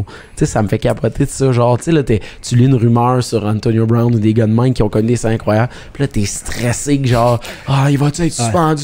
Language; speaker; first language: French; native; French